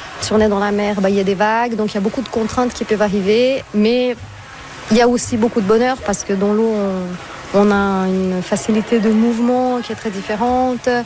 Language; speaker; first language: French; non-native, fluent; Portuguese